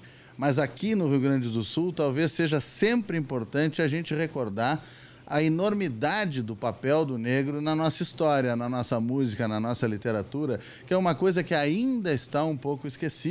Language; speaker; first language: Portuguese; native; Portuguese